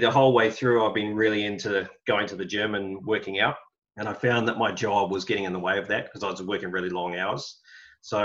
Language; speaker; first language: English; native; English